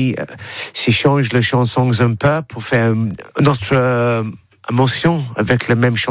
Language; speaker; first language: French; non-native, learner; English